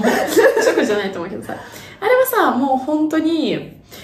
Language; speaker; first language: Japanese; non-native, fluent; Russian